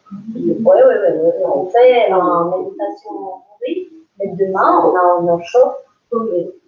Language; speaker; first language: French; non-native, learner; English